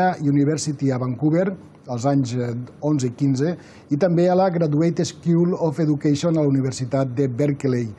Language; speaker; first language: Catalan; native; Catalan